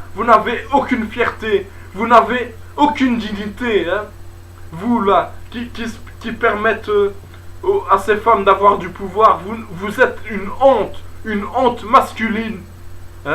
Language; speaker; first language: French; native; French